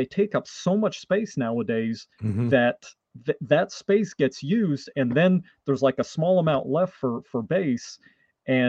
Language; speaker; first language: English; non-native, fluent; French